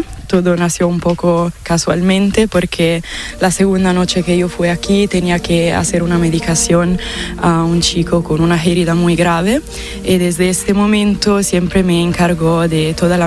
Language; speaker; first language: Spanish; non-native, fluent; Italian